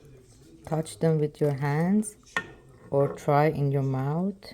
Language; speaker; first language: English; non-native, learner; Persian